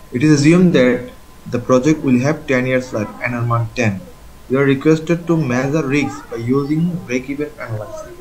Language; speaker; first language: English; non-native, local second language; Bangla